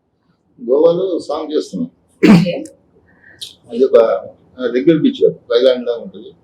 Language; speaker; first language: Telugu; native; Telugu